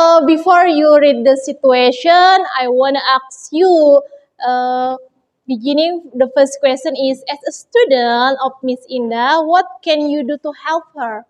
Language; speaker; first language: English; non-native, learner; Indonesian